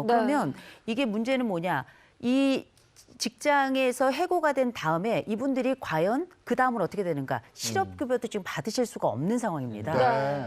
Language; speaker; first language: Korean; native; Korean